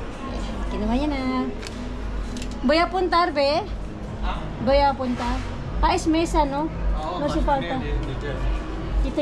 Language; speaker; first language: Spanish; non-native, learner; Filipino